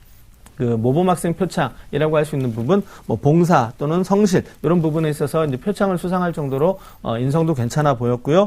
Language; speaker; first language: Korean; native; Korean